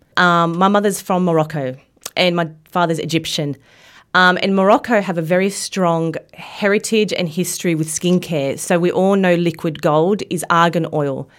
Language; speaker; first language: English; native; English